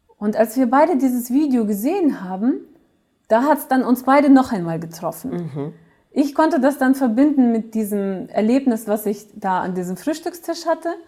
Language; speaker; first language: German; early bilingual, other home language; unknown